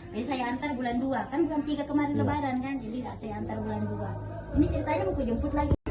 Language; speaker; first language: Indonesian; non-native, local second language; Buginese